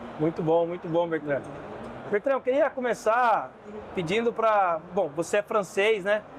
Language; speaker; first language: Portuguese; native; Portuguese